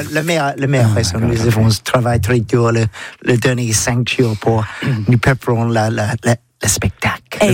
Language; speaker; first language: French; non-native, learner; English